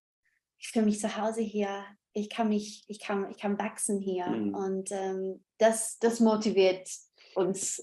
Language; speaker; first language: German; non-native, fluent; English